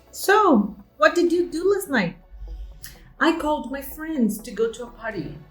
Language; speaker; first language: English; non-native, fluent; Portuguese